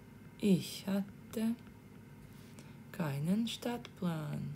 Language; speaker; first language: German; non-native, fluent; Ukrainian